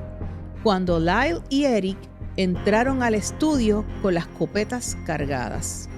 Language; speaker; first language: Spanish; native; Spanish